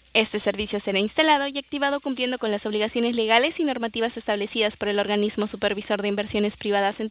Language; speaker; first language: Spanish; native; Spanish